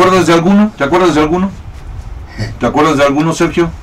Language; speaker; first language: Spanish; native; Spanish